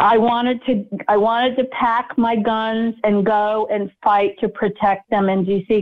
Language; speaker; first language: English; native; English